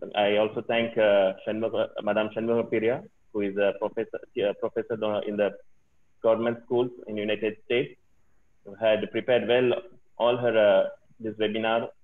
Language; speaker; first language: English; non-native, local second language; Tamil